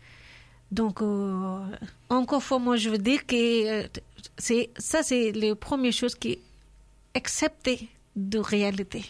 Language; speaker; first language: French; non-native, learner; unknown